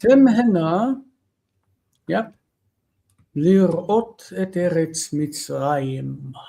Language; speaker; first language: Hebrew; non-native, fluent; English